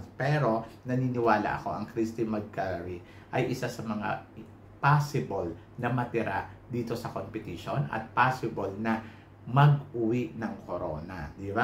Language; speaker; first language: Filipino; native; Filipino